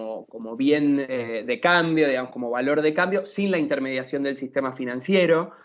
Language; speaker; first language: Spanish; native; Spanish